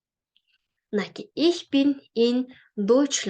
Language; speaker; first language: German; non-native, learner; Kyrgyz